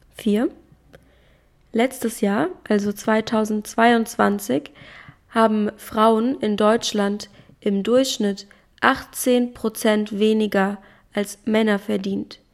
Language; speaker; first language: German; native; German